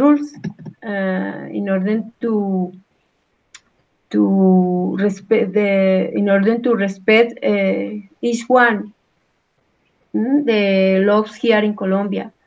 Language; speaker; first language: English; non-native, learner; Spanish